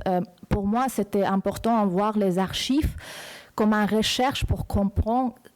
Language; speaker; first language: French; non-native, fluent; Uzbek